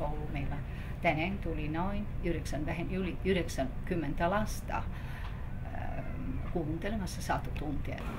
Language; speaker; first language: Finnish; non-native, fluent; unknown